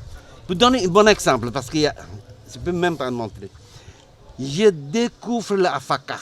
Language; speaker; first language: French; non-native, learner; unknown